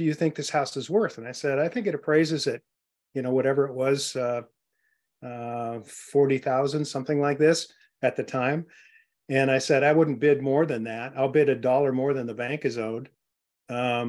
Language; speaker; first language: English; native; English